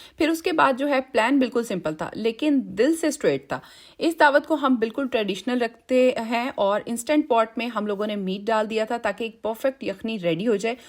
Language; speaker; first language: Urdu; native; Urdu